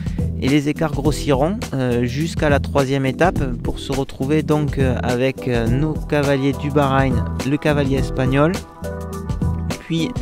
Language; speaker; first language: French; native; French